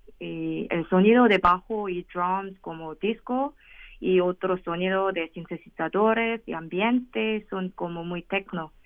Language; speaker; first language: Spanish; non-native, learner; Korean